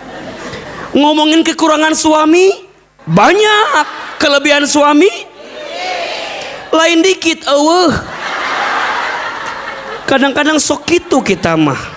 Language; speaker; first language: Indonesian; non-native, local second language; Sundanese